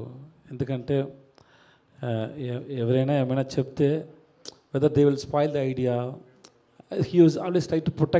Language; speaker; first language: Telugu; non-native, learner; Tamil